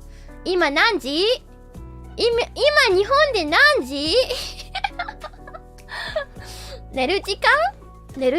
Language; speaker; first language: Japanese; non-native, learner; English